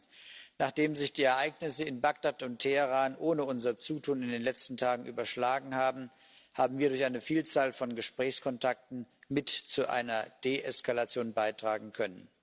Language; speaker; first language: German; native; German